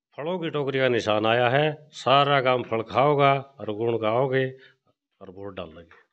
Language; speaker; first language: Hindi; native; Hindi